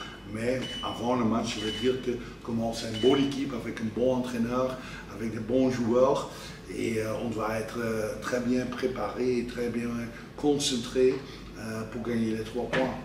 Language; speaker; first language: French; non-native, fluent; Dutch